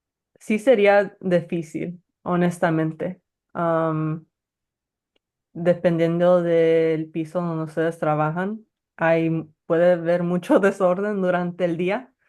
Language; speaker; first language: Spanish; early bilingual, heritage; Spanish